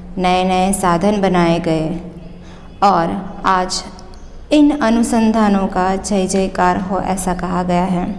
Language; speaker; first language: Hindi; non-native, local second language; Gujarati